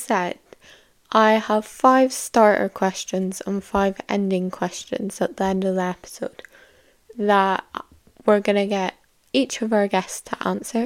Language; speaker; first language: English; native; English